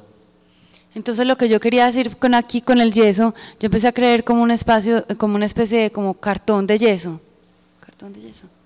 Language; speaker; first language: Spanish; native; Spanish